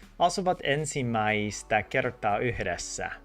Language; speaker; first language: Finnish; non-native, learner; English